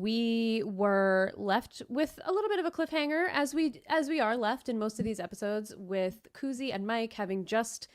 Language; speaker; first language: English; native; English